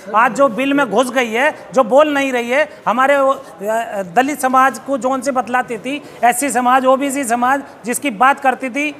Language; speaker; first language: Hindi; native; Hindi